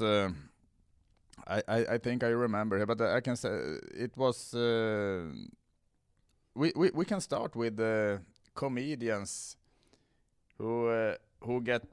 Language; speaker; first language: English; non-native, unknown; Swedish